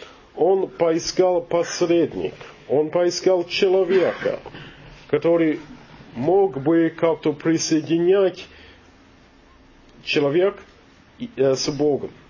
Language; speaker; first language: Russian; non-native, learner; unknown